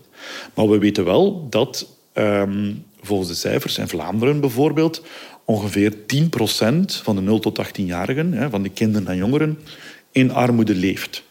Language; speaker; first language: Dutch; native; Dutch